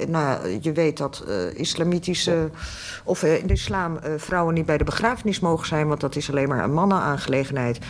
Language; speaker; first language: Dutch; early bilingual, other home language; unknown